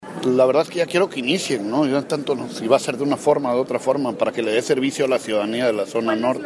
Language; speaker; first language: Spanish; native; Spanish